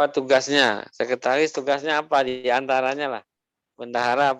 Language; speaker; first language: Indonesian; native; Indonesian